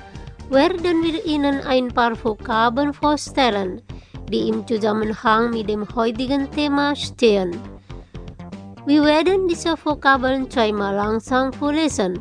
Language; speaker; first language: German; non-native, fluent; Indonesian